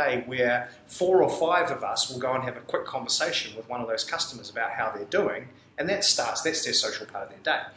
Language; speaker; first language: English; native; English